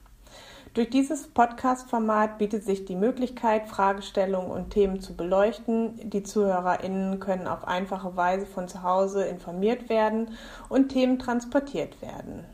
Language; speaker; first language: German; native; German